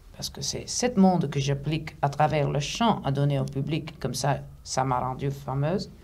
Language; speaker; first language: French; non-native, fluent; Greek